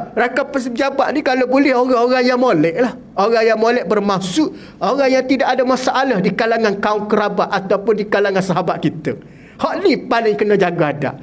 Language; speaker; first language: Malay; native; Malay